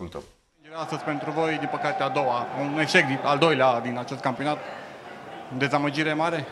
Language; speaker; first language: Romanian; native; Romanian